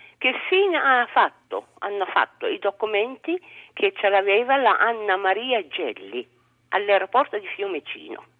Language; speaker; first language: Italian; non-native, fluent; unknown